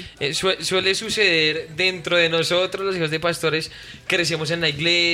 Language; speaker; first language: Spanish; native; Spanish